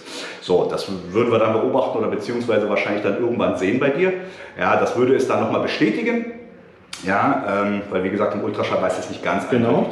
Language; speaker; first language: German; native; German